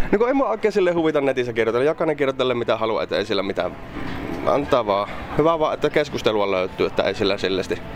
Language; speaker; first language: Finnish; native; Finnish